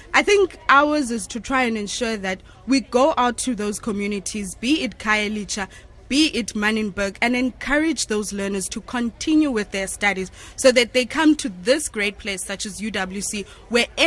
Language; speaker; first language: English; non-native, local second language; Xhosa